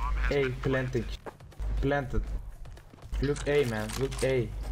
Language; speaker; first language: English; non-native, learner; Turkish